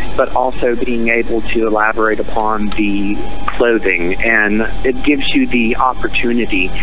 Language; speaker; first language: English; native; English